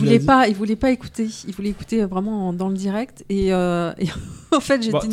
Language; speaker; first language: French; native; French